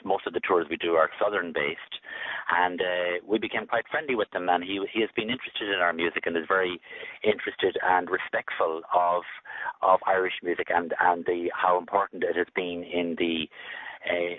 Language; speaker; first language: English; native; English